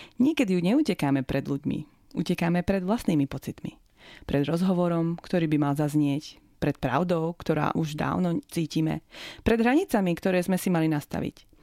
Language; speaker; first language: Slovak; native; Slovak